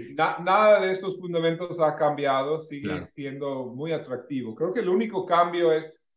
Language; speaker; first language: Spanish; non-native, fluent; English